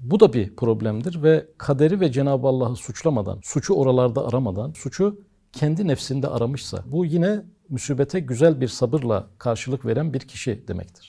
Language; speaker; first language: Turkish; native; Turkish